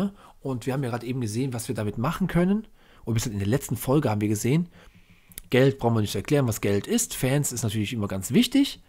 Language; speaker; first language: German; native; German